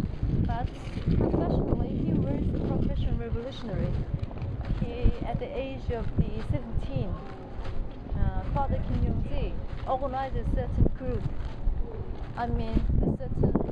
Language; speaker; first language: English; non-native, fluent; Korean